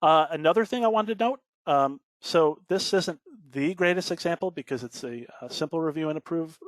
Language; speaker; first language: English; native; English